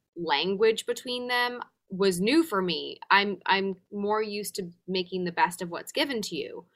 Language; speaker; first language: English; native; English